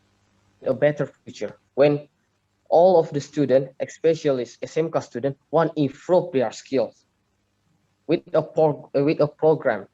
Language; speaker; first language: English; non-native, learner; Indonesian